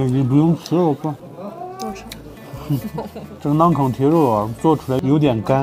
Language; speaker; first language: Chinese; non-native, local second language; Uyghur